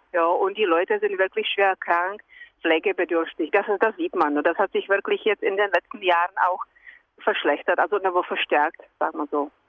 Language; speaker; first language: German; non-native, fluent; Czech